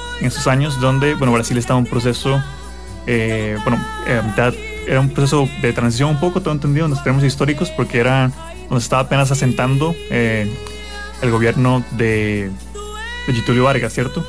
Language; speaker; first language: Spanish; native; Spanish